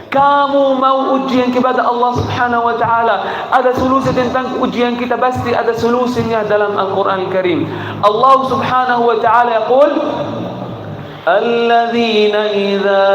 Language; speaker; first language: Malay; non-native, fluent; Arabic